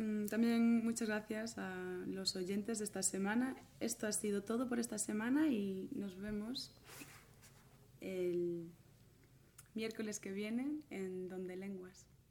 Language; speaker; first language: Spanish; native; Spanish